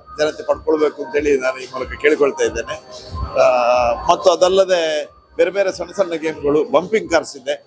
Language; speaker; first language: Kannada; native; Kannada